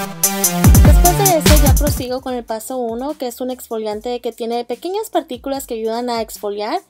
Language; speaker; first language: Spanish; native; Spanish